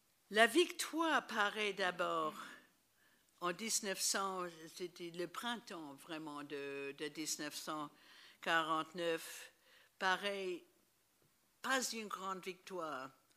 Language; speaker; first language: French; non-native, fluent; English